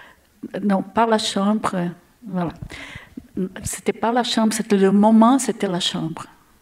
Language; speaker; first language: French; non-native, learner; Portuguese